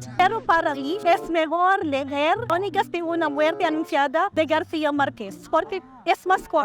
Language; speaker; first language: Spanish; non-native, fluent; Filipino